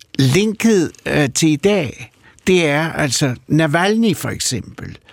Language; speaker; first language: Danish; early bilingual, other home language; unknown